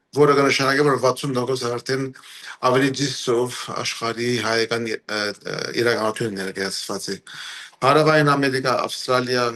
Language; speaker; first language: Armenian; early bilingual, heritage; Armenian